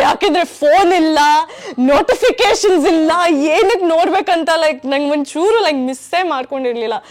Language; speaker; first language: Kannada; non-native, fluent; English